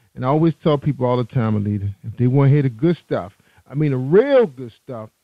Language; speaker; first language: English; native; English